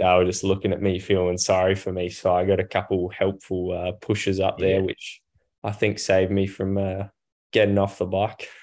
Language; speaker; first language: English; native; English